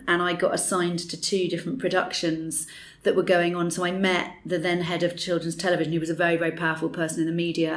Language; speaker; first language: English; native; English